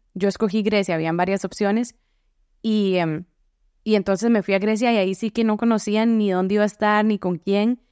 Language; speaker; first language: Spanish; native; Spanish